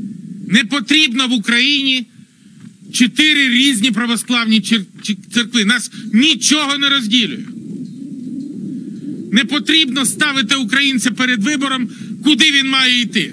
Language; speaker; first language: Ukrainian; native; Ukrainian